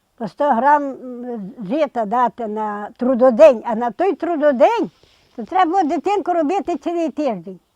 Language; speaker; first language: Ukrainian; native; Ukrainian